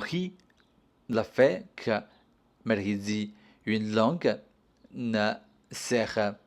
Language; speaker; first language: French; non-native, learner; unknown